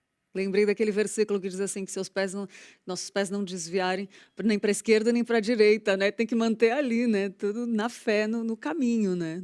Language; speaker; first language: Portuguese; native; Portuguese